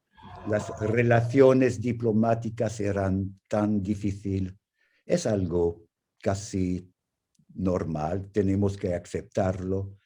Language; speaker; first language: Spanish; non-native, fluent; English